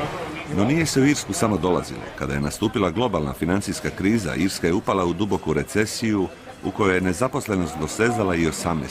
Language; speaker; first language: Croatian; native; Croatian